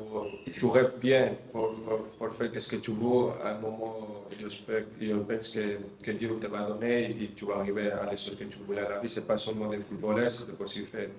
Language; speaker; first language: French; non-native, fluent; Spanish